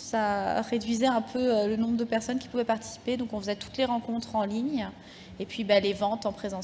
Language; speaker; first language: French; native; French